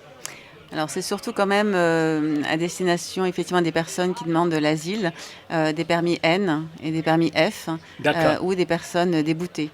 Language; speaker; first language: French; native; French